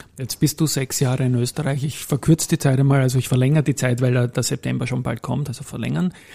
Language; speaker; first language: German; native; German